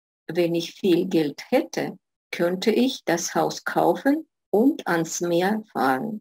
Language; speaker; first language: German; non-native, fluent; Russian